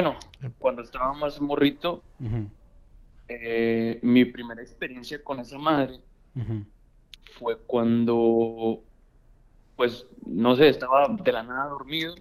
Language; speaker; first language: Spanish; native; Spanish